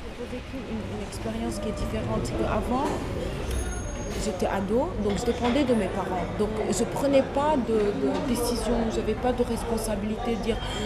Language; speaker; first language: French; non-native, local second language; Arabic